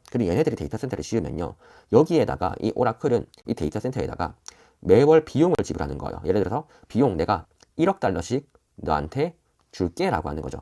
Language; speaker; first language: Korean; native; Korean